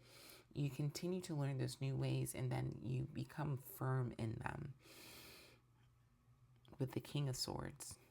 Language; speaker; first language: English; native; English